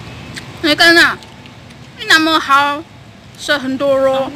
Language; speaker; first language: Chinese; early bilingual, heritage; Chinese